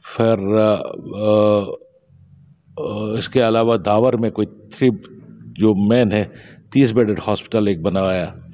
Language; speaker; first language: Hindi; non-native, local second language; Shina